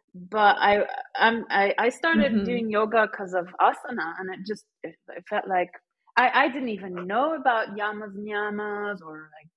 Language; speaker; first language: English; early bilingual, other home language; Persian